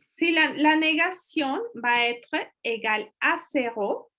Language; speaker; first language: French; non-native, fluent; Spanish